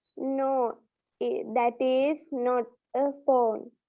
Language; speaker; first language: English; non-native, learner; Sinhala